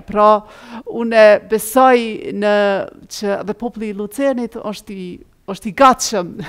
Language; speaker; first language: Albanian; early bilingual, heritage; Albanian